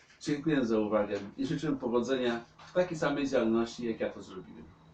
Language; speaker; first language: Polish; native; Polish